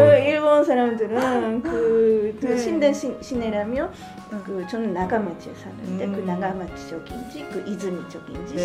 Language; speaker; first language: Korean; non-native, fluent; Japanese